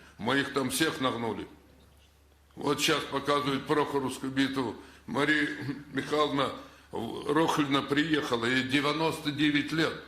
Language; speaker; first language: Russian; native; Russian